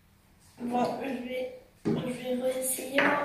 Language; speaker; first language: French; native; French